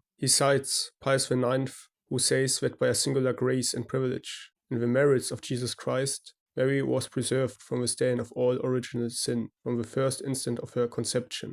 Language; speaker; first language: English; non-native, fluent; German